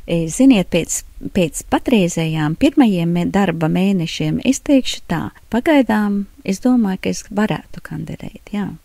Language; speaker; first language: Latvian; native; Latvian